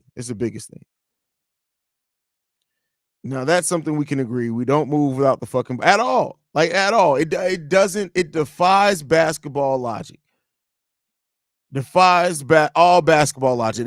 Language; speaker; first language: English; native; English